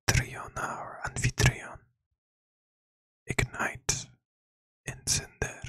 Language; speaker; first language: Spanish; non-native, learner; English